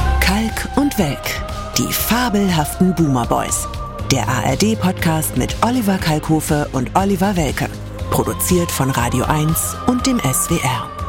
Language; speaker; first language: German; native; German